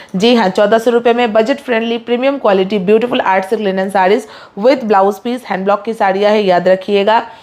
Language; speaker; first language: Hindi; non-native, local second language; Bangla